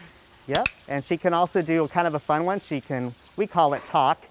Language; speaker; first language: English; native; English